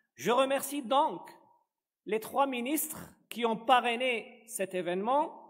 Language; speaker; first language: French; non-native, local second language; Arabic